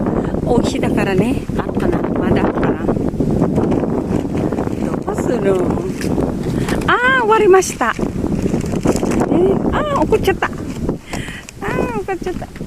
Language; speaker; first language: Japanese; non-native, fluent; Filipino